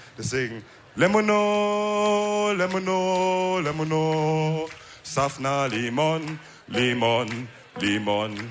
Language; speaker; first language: German; early bilingual, other home language; Wolof